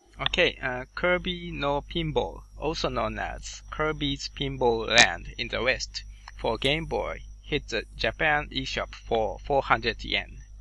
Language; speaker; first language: English; non-native, fluent; Japanese